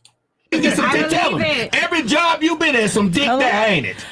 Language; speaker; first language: English; native; English